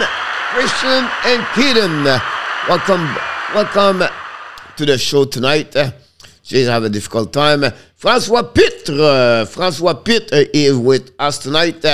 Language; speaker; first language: English; non-native, fluent; French